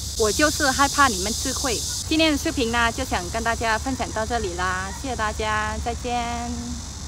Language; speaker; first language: Chinese; non-native, fluent; Vietnamese